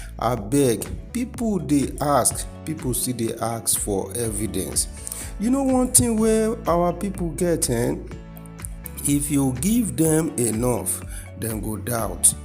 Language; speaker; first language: Nigerian Pidgin; non-native, local second language; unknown